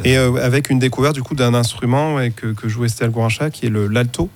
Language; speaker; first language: French; native; French